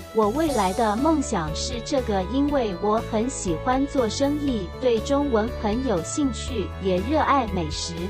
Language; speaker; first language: Chinese; non-native, fluent; Vietnamese